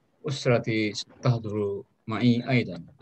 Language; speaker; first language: Arabic; non-native, learner; Indonesian